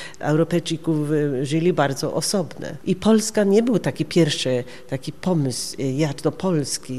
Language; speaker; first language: Polish; non-native, learner; Norwegian